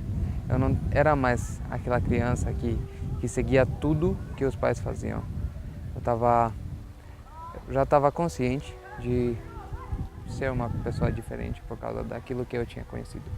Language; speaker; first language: Portuguese; non-native, fluent; Albanian